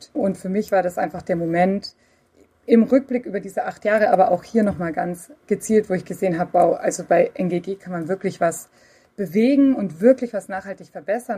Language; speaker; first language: German; native; German